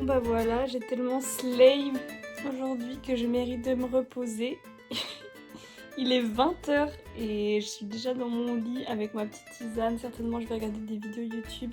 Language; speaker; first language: French; native; French